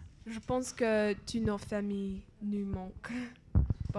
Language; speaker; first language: French; non-native, learner; English